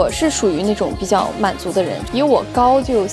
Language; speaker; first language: Chinese; native; Chinese